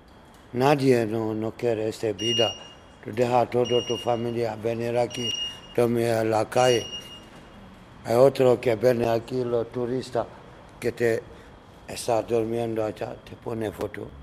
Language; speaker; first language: Spanish; non-native, learner; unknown